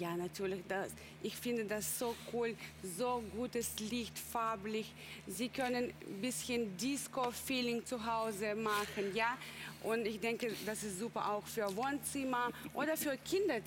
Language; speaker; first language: German; non-native, learner; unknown